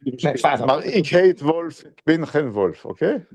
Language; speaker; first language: Dutch; non-native, learner; French